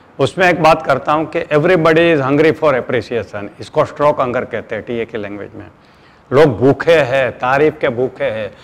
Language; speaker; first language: Hindi; non-native, local second language; Gujarati